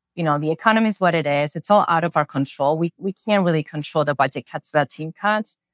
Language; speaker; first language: English; non-native, fluent; Spanish